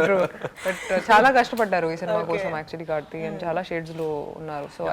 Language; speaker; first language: Telugu; non-native, fluent; Hindi